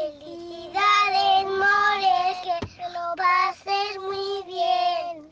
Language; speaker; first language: Spanish; native; Spanish